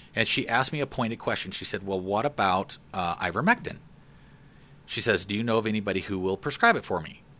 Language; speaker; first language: English; native; English